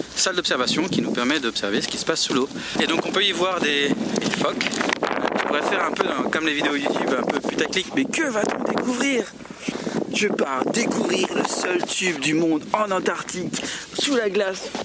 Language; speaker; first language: French; native; French